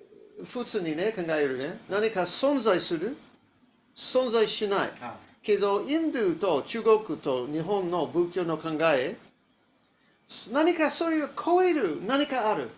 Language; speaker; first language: Japanese; non-native, learner; English